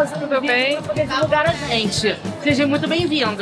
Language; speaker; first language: Portuguese; native; Portuguese